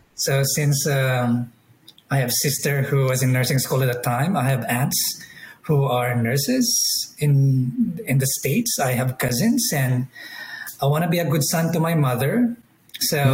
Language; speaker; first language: English; non-native, local second language; Iloko